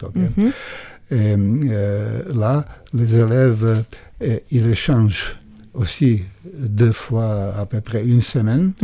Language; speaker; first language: French; non-native, fluent; Croatian